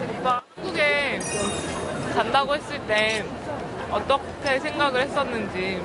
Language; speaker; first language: Korean; native; Korean